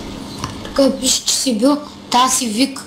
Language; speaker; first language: Bulgarian; native; Bulgarian